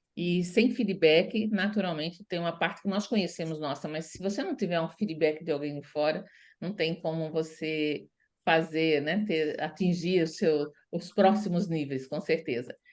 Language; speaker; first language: Portuguese; native; Portuguese